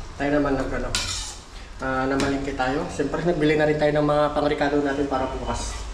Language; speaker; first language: Filipino; non-native, local second language; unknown